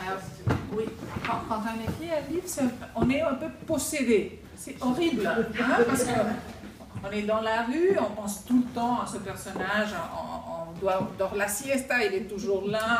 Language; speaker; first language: French; non-native, fluent; Spanish